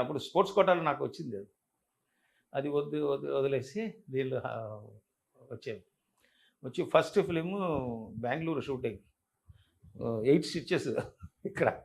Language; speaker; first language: Telugu; non-native, learner; Tamil